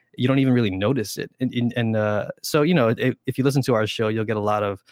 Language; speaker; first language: English; early bilingual, other home language; Spanish